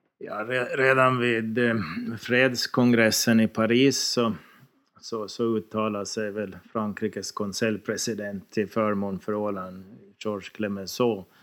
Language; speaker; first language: Swedish; native; Swedish